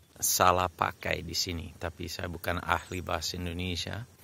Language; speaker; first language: Indonesian; non-native, fluent; English